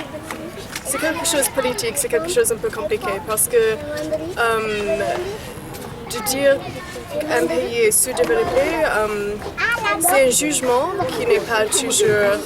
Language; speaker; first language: French; early bilingual, heritage; Chinese